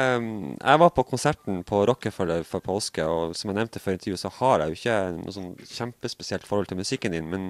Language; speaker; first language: Norwegian; native; Norwegian